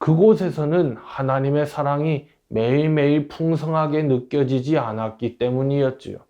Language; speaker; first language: Korean; native; Korean